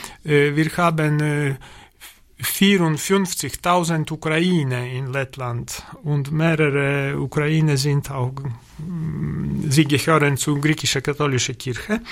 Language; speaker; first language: German; non-native, learner; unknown